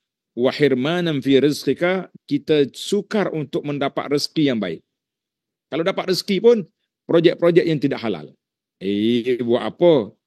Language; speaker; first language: Malay; native; Malay